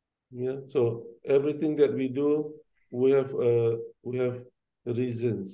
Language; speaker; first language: English; non-native, local second language; Malay